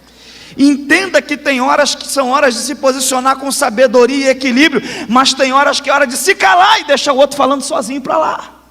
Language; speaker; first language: Portuguese; native; Portuguese